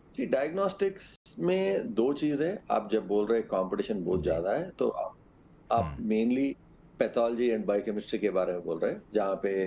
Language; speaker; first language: Hindi; non-native, local second language; Telugu